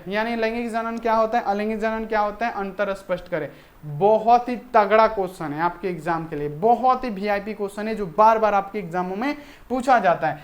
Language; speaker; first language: Hindi; native; Hindi